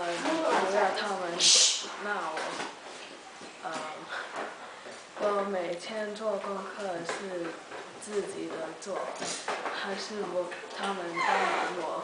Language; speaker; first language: Chinese; early bilingual, heritage; Chinese